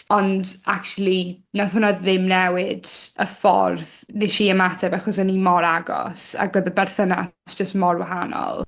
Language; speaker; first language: Welsh; native; Welsh